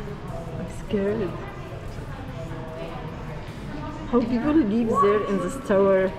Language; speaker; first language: English; non-native, fluent; Arabic